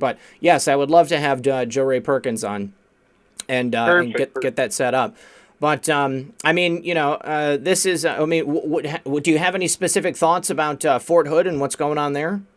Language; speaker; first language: English; native; English